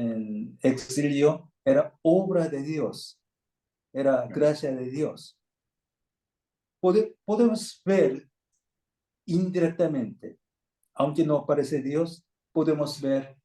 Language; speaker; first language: Spanish; non-native, fluent; Korean